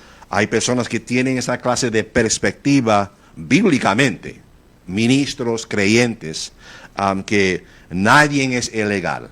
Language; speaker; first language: Spanish; native; Spanish